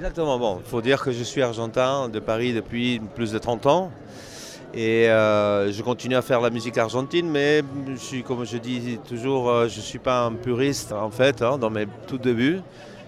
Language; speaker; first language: French; non-native, fluent; Spanish